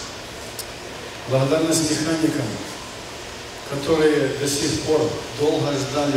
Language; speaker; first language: Russian; native; Russian